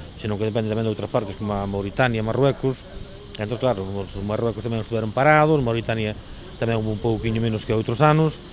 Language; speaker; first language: Galician; native; Galician